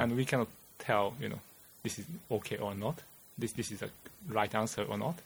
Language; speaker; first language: English; non-native, fluent; Japanese